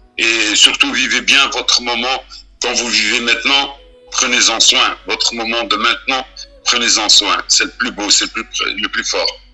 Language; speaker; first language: French; early bilingual, other home language; Arabic